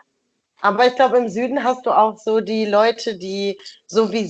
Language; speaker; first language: German; native; German